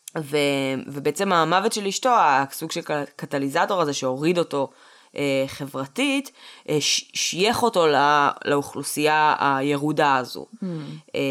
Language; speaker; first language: Hebrew; early bilingual, other home language; Russian